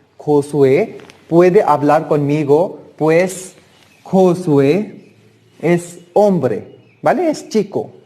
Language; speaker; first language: Spanish; non-native, learner; Hindi